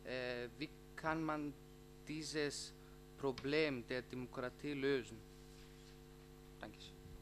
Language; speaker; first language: German; non-native, fluent; Greek